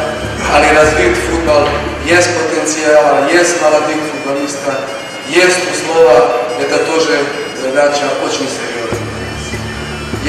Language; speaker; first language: Russian; non-native, learner; Serbian